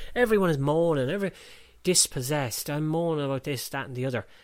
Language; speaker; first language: English; native; English